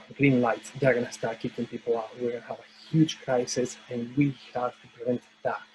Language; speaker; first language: English; non-native, fluent; Spanish